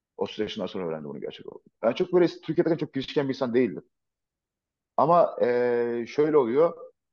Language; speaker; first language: Turkish; native; Turkish